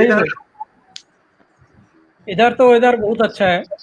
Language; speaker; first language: Hindi; non-native, local second language; Bangla